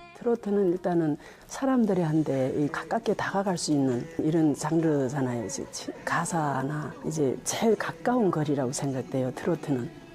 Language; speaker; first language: Korean; early bilingual, heritage; Korean